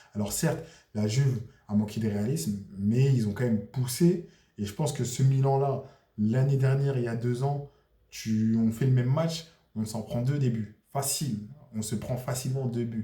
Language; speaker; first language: French; native; French